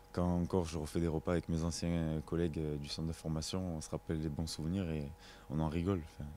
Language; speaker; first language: French; native; French